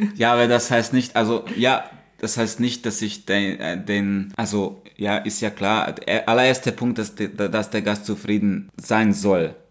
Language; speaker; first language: German; non-native, fluent; Hungarian